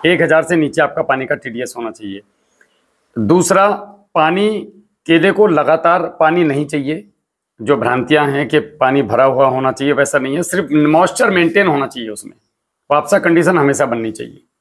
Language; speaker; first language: Hindi; native; Hindi